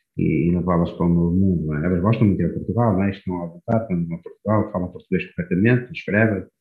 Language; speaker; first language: Portuguese; native; Portuguese